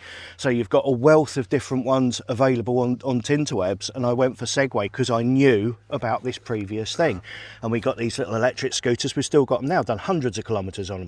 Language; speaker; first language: English; native; English